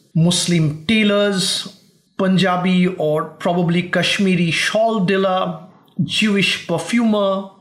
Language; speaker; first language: English; non-native, local second language; Bangla